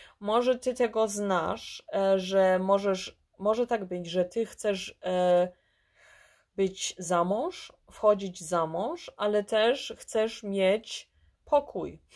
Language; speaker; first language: Polish; early bilingual, heritage; Polish